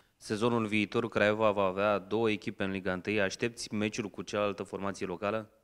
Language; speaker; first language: Romanian; native; Romanian